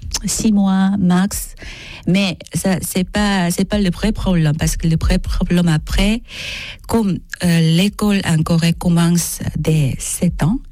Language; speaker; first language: French; non-native, learner; Korean